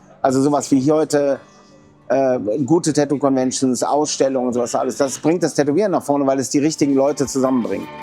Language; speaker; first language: German; native; German